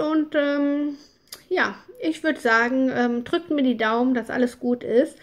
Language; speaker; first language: German; native; German